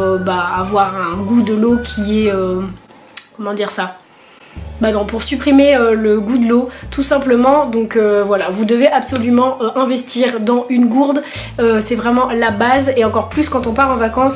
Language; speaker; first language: French; native; French